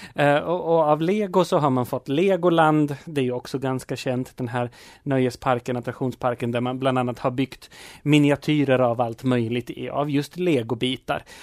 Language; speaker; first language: Swedish; native; Swedish